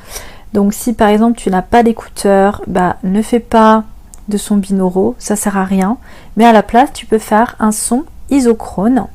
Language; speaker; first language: French; native; French